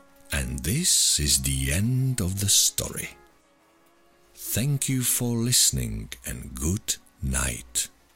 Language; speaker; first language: English; non-native, fluent; Czech